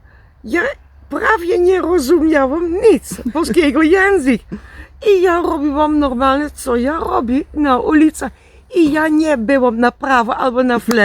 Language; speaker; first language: Polish; non-native, learner; Dutch